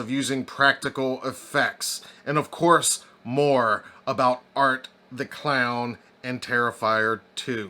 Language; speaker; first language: English; native; English